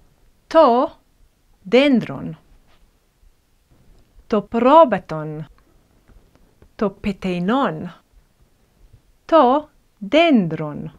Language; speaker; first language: Greek; non-native, fluent; English